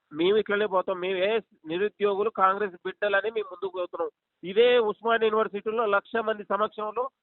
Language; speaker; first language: Telugu; native; Telugu